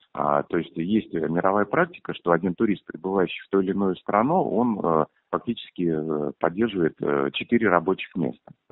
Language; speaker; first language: Russian; native; Russian